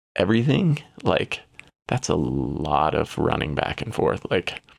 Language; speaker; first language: English; native; English